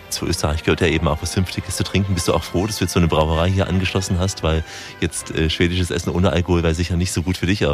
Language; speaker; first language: German; native; German